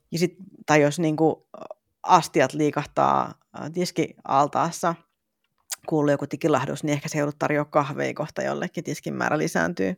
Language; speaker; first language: Finnish; native; Finnish